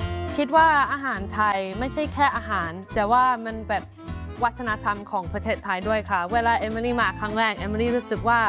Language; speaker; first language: Thai; non-native, fluent; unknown